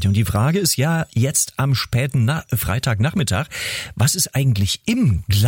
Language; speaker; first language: German; native; German